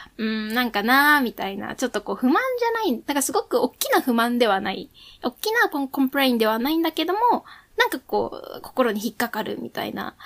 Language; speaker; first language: Japanese; native; Japanese